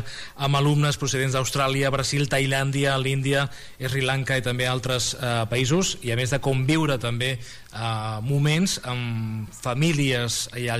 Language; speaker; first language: Catalan; native; Catalan